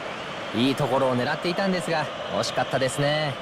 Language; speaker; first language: Japanese; native; Japanese